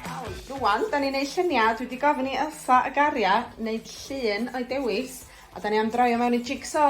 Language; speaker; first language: Welsh; native; Welsh